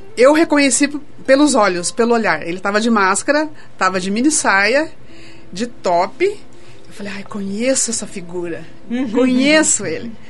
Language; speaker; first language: Portuguese; native; Portuguese